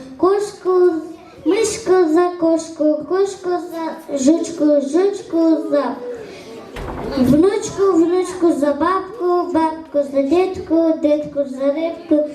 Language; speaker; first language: Russian; non-native, learner; Uzbek